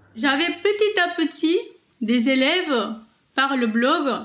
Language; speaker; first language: French; non-native, fluent; Korean